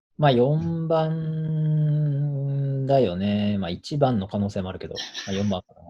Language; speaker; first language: Japanese; native; Japanese